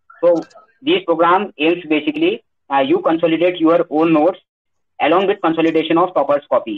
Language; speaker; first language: English; non-native, local second language; Hindi